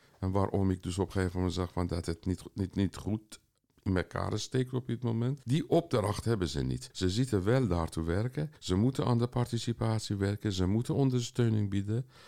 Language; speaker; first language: Dutch; non-native, fluent; Persian